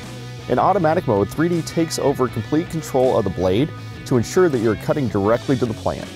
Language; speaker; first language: English; native; English